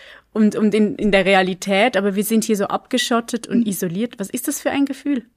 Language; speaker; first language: German; native; German